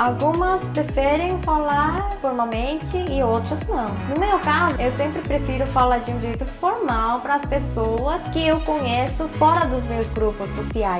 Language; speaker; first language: Portuguese; non-native, fluent; Korean